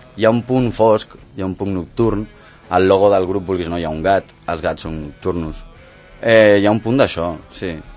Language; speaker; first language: Catalan; non-native, local second language; Spanish